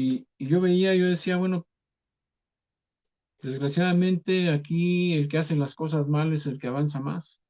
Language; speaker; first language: Spanish; native; Spanish